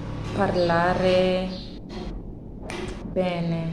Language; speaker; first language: Italian; non-native, learner; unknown